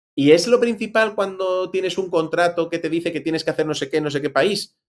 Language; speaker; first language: Spanish; native; Spanish